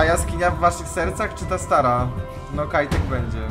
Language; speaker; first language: Polish; native; Polish